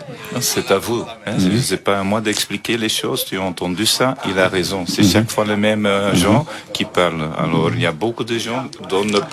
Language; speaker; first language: French; non-native, fluent; Dutch